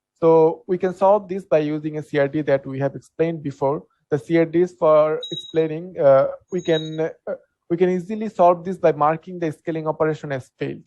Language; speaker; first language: English; non-native, local second language; Bangla